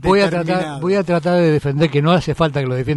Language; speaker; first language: Spanish; native; Spanish